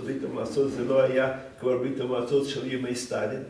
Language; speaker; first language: Hebrew; non-native, fluent; Russian